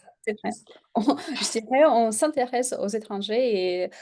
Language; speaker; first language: French; non-native, fluent; Russian